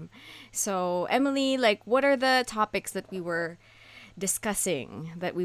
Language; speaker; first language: English; non-native, local second language; Filipino